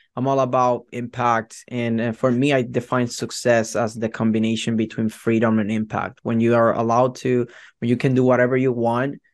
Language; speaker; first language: English; non-native, fluent; Spanish